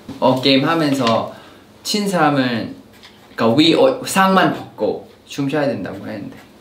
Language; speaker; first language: Korean; non-native, fluent; Thai